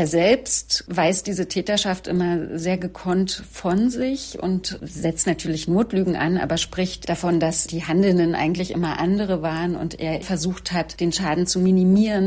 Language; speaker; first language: German; native; German